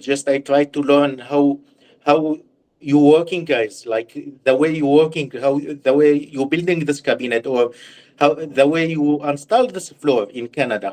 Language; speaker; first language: English; non-native, learner; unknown